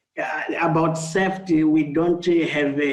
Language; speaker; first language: English; non-native, learner; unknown